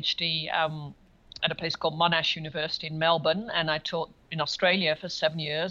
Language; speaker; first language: English; native; English